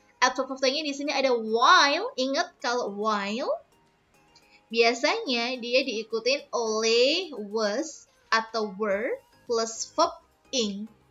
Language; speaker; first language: English; non-native, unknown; Indonesian